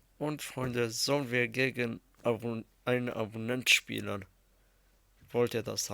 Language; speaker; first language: German; early bilingual, other home language; Arabic